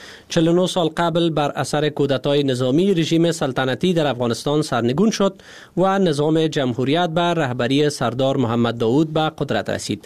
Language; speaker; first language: Persian; native; Persian